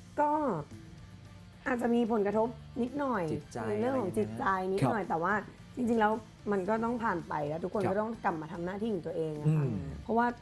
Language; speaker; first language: Thai; native; Thai